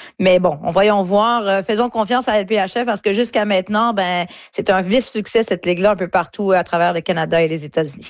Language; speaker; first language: French; native; French